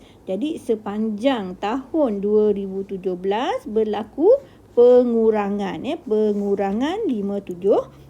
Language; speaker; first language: Malay; native; Malay